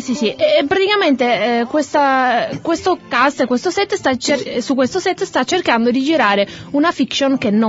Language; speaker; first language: Italian; native; Italian